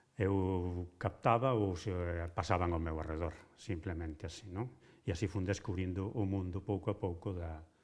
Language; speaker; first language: Galician; native; Galician